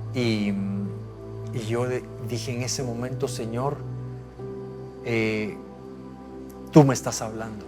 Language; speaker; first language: Spanish; native; Spanish